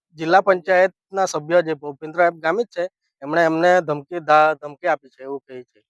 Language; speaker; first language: Gujarati; non-native, local second language; Gamit